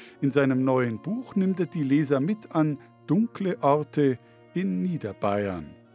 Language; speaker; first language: German; native; German